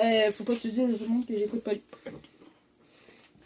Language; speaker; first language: French; native; French